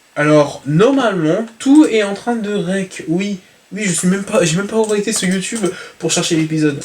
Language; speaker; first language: French; native; French